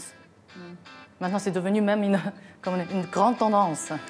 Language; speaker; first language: French; non-native, fluent; Chinese